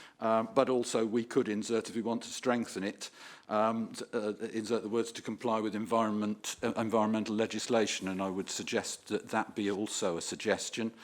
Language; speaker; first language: English; native; English